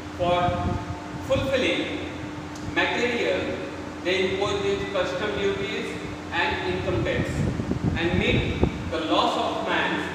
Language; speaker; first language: English; non-native, local second language; Hindi